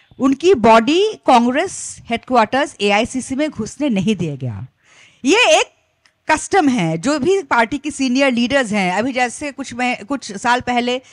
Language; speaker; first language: Hindi; non-native, local second language; Bangla